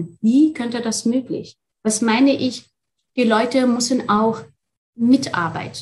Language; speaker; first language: German; non-native, fluent; Arabic